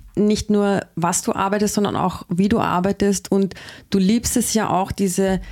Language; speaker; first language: German; native; German